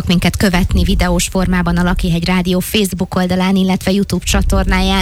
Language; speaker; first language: Hungarian; native; Hungarian